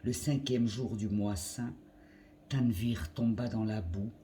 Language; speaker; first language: French; non-native, local second language; Arabic